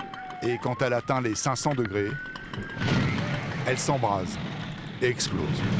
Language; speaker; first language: French; native; French